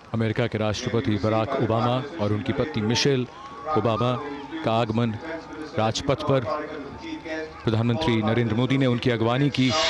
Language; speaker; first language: Hindi; native; Hindi